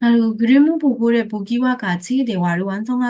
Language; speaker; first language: Korean; non-native, fluent; Burmese